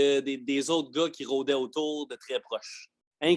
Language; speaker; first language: French; native; French